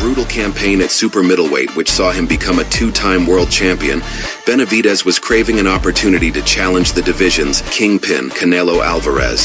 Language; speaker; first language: English; native; English